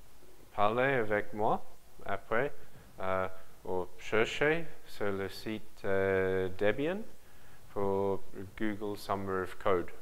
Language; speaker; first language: French; non-native, learner; English